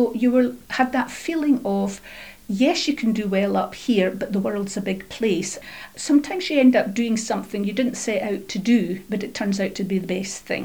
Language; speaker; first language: English; native; English